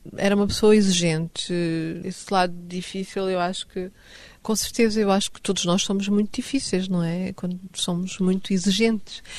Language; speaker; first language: Portuguese; non-native, fluent; Swedish